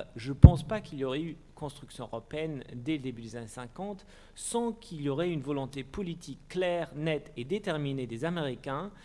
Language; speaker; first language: French; non-native, fluent; German